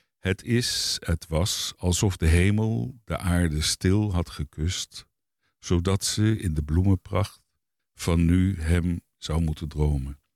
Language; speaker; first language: Dutch; native; Dutch